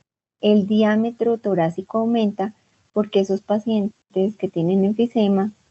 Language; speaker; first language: Spanish; native; Spanish